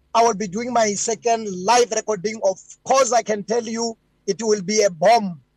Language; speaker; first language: English; non-native, local second language; Venda